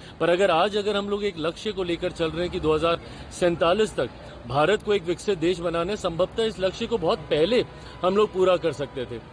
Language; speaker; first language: Hindi; native; Hindi